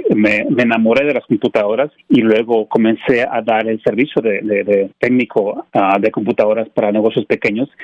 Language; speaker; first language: Spanish; native; Spanish